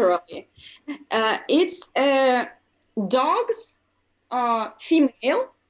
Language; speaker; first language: English; non-native, fluent; Russian